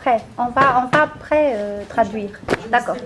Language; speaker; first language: French; non-native, fluent; Greek